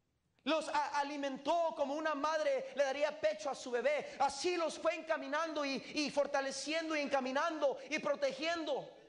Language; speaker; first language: Spanish; native; Spanish